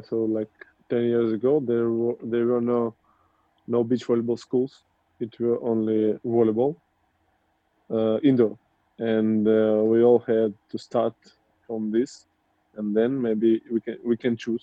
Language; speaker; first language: English; non-native, learner; Russian